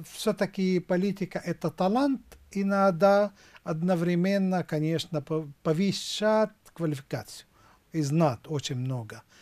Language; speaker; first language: Russian; non-native, fluent; Arabic